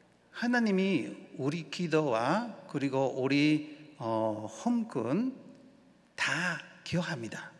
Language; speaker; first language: Korean; non-native, learner; Spanish